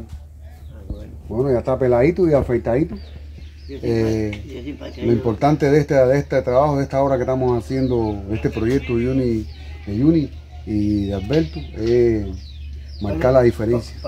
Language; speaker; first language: Spanish; native; Spanish